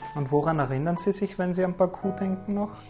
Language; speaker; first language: German; native; German